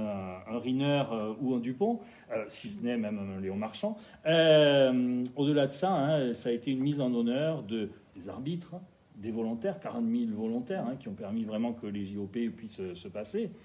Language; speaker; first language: French; native; French